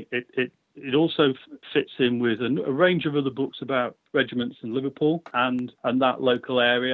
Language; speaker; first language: English; native; English